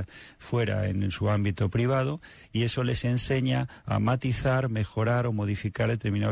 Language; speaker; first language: Spanish; native; Spanish